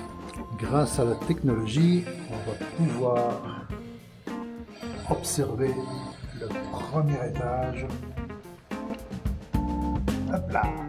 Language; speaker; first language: French; native; French